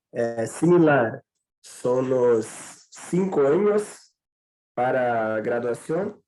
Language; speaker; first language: Spanish; non-native, learner; Portuguese